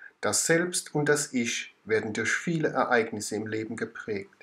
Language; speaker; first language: German; native; German